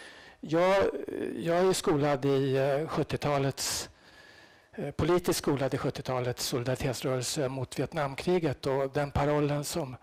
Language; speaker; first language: Swedish; native; Swedish